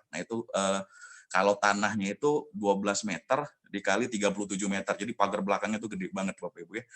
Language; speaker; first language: Indonesian; native; Indonesian